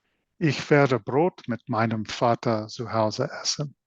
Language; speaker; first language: German; non-native, learner; English